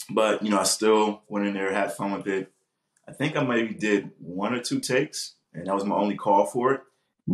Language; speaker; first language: English; native; English